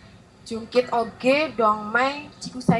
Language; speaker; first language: Cantonese; non-native, learner; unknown